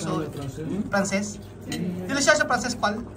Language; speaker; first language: Spanish; non-native, learner; Filipino